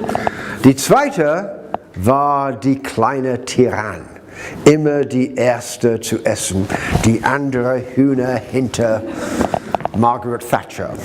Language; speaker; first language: German; non-native, learner; English